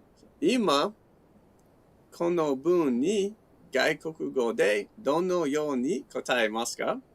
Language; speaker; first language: Japanese; non-native, learner; English